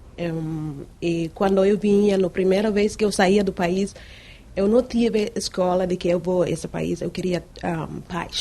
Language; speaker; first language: Portuguese; non-native, fluent; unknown